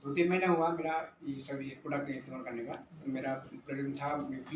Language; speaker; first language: Hindi; non-native, local second language; Bangla